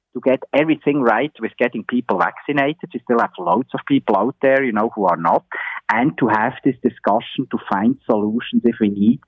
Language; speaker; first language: English; non-native, fluent; German